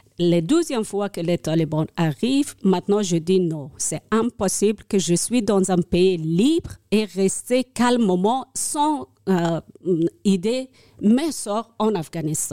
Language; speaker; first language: French; non-native, learner; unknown